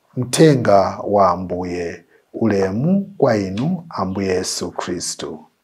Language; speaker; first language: Nyanja; native; Nyanja